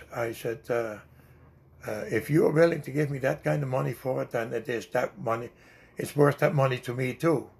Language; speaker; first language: English; non-native, fluent; Dutch